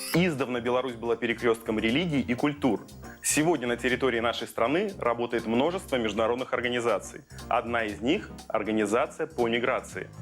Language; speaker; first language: Russian; native; Russian